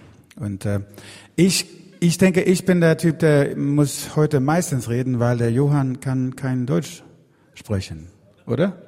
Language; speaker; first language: German; non-native, fluent; Swedish